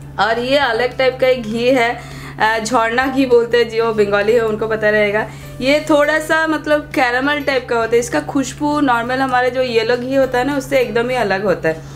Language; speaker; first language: Hindi; non-native, local second language; Bangla